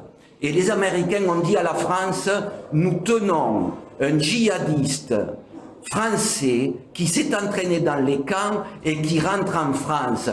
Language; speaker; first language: French; native; French